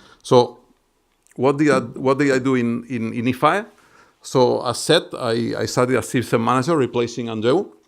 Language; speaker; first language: English; non-native, fluent; Catalan